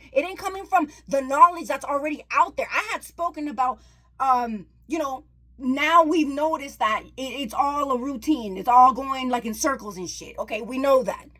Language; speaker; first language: English; native; English